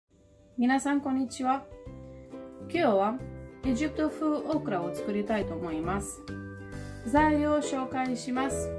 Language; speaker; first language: Japanese; non-native, fluent; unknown